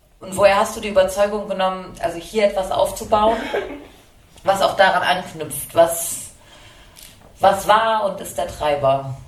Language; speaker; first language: German; native; German